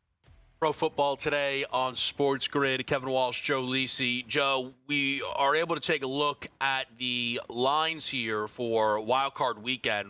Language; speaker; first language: English; native; English